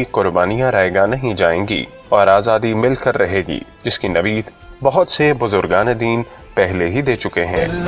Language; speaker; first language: Urdu; native; Urdu